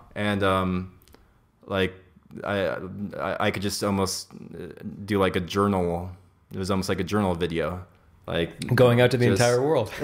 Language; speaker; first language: English; native; English